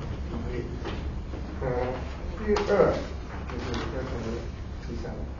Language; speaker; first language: Chinese; non-native, local second language; Cantonese